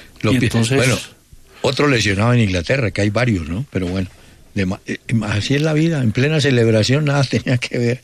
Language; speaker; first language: Spanish; native; Spanish